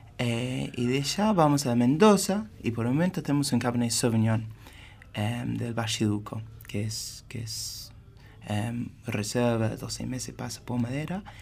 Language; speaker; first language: Spanish; non-native, fluent; English